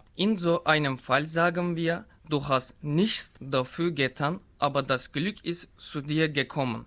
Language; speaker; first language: German; non-native, learner; Turkish